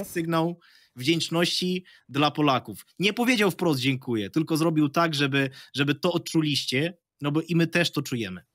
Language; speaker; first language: Polish; non-native, fluent; Ukrainian